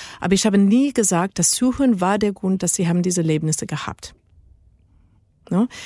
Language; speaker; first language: German; non-native, learner; Spanish